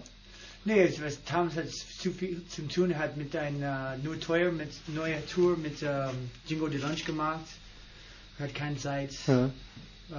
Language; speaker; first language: German; non-native, learner; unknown